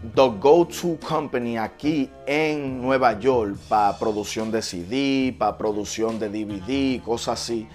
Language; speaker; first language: Spanish; early bilingual, heritage; Spanish